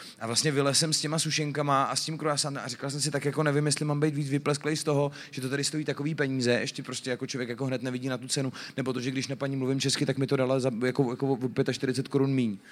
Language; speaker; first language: Czech; native; Czech